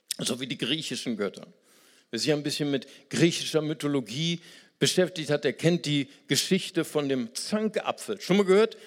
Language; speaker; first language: German; non-native, fluent; Portuguese